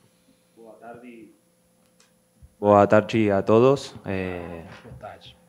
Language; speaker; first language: Portuguese; non-native, learner; Spanish